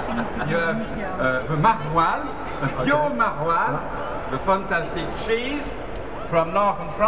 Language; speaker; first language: English; non-native, fluent; French